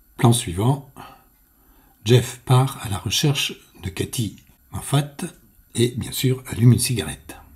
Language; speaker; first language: French; native; French